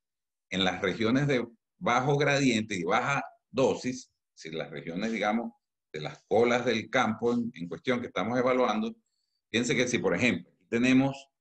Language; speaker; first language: Spanish; native; Spanish